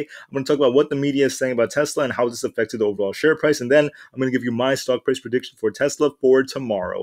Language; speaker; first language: English; native; English